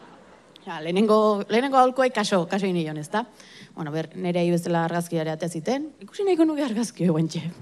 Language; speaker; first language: Basque; native; Basque